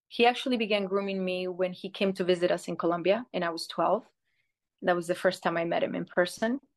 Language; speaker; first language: English; early bilingual, other home language; Spanish